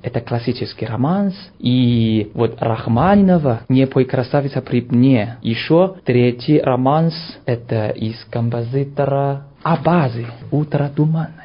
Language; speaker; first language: Russian; non-native, learner; Chinese